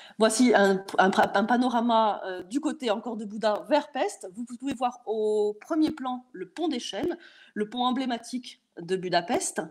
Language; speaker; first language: French; native; French